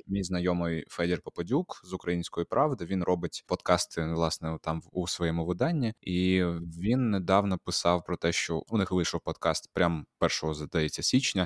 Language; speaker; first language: Ukrainian; non-native, local second language; Russian